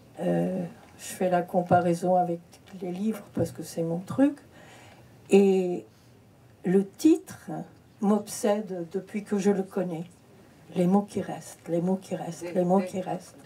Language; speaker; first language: French; early bilingual, heritage; French